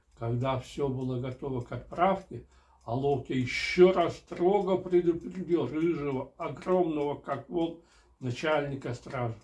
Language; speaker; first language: Russian; non-native, local second language; Kyrgyz